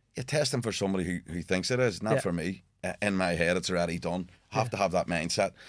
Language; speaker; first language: English; native; English